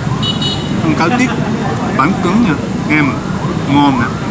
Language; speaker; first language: Vietnamese; non-native, learner; Japanese